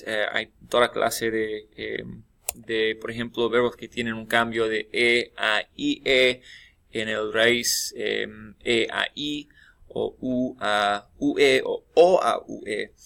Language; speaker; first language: Spanish; non-native, fluent; English